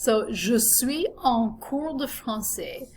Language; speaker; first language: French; non-native, fluent; English